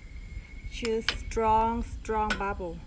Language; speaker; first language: English; non-native, learner; Thai